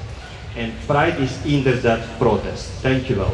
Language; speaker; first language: Dutch; non-native, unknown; Georgian